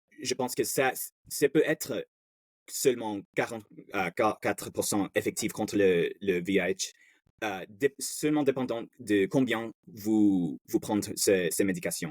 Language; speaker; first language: French; non-native, learner; English